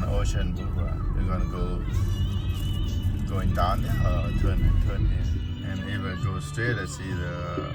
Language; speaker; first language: English; non-native, learner; Khmer